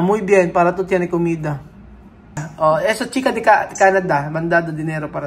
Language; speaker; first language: Spanish; non-native, learner; Filipino